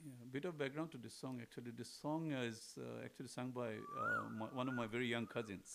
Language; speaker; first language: English; non-native, local second language; Assamese